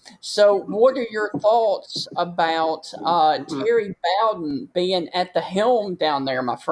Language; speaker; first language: English; native; English